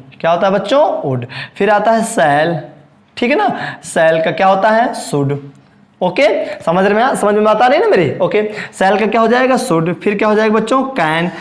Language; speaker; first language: Hindi; native; Hindi